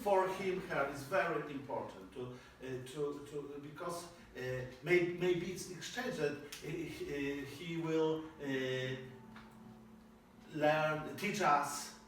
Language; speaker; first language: English; non-native, learner; Polish